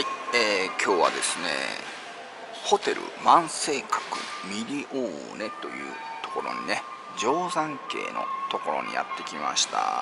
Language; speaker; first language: Japanese; native; Japanese